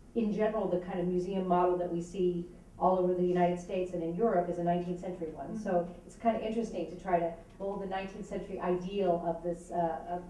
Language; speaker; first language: English; native; English